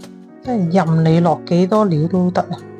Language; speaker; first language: Chinese; native; Chinese